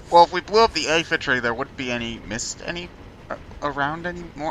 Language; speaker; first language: English; native; English